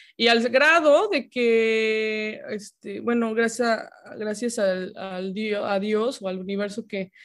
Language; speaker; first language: Spanish; native; Spanish